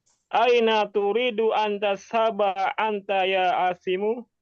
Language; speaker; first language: Arabic; non-native, learner; Indonesian